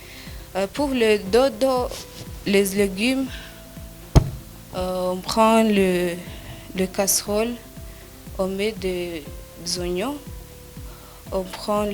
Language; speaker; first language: French; non-native, learner; Kinyarwanda